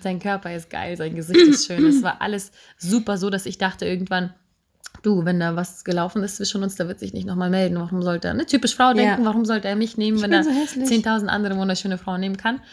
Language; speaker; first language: German; native; German